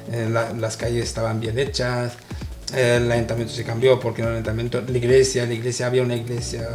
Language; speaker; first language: Spanish; non-native, fluent; Arabic